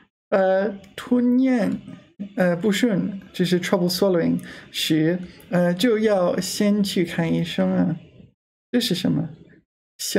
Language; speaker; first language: Chinese; non-native, learner; English